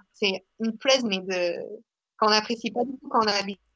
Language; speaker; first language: French; non-native, fluent; English